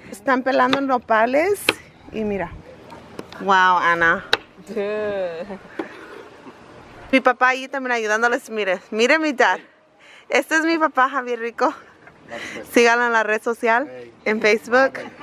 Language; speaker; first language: Spanish; early bilingual, heritage; Spanish